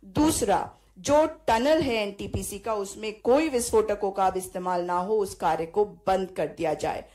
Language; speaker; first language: Hindi; native; Hindi